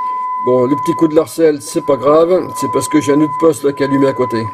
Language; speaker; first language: French; native; French